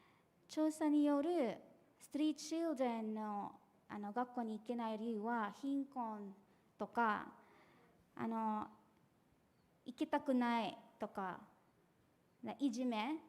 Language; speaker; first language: Japanese; non-native, fluent; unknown